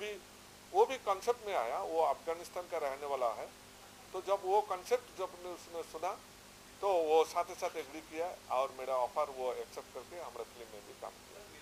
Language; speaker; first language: Hindi; non-native, local second language; Assamese